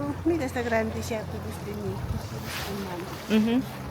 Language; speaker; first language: Spanish; non-native, local second language; Quechua